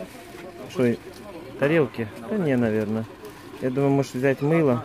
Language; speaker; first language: Russian; native; Russian